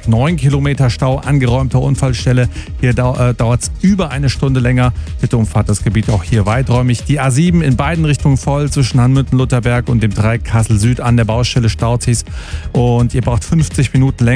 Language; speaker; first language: German; native; German